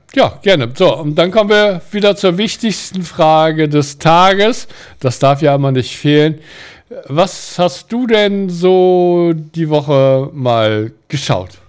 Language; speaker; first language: German; native; German